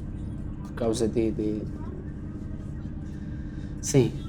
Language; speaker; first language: Portuguese; non-native, learner; Arabic